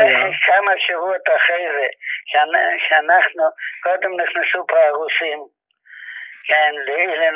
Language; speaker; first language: Hebrew; non-native, fluent; Yiddish